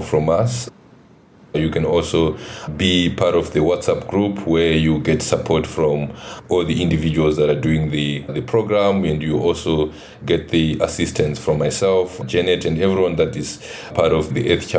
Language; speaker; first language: English; non-native, local second language; Shona